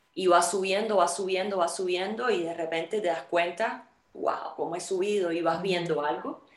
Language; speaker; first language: Spanish; native; Spanish